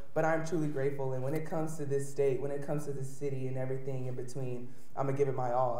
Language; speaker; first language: English; native; English